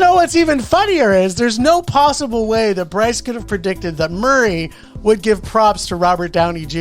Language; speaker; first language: English; native; English